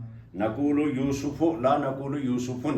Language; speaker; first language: Arabic; non-native, fluent; Kashmiri